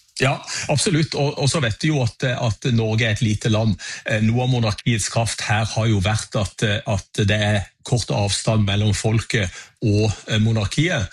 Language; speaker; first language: Norwegian; native; Norwegian